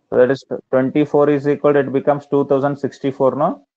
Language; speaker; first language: English; non-native, local second language; Kannada